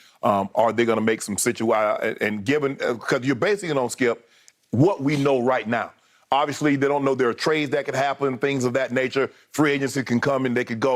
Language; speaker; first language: English; native; English